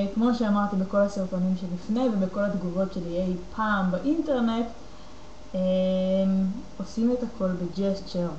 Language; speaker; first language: Hebrew; native; Hebrew